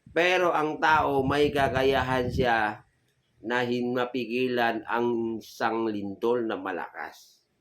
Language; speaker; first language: Filipino; native; Filipino